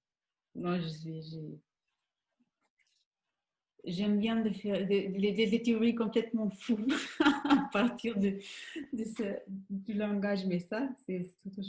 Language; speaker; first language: French; non-native, fluent; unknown